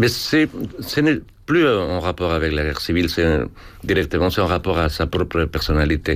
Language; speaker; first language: French; non-native, fluent; Spanish